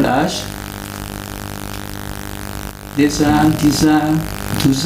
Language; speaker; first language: French; non-native, fluent; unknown